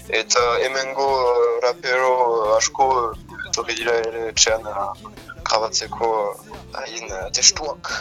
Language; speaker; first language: Basque; non-native, local second language; French